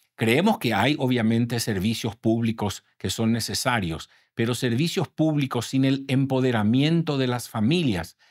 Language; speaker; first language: Spanish; native; Spanish